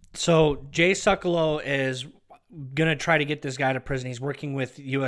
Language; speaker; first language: English; native; English